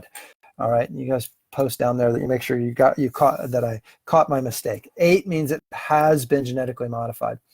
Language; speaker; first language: English; native; English